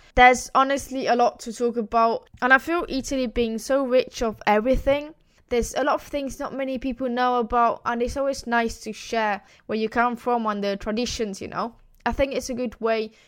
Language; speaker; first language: English; non-native, fluent; Italian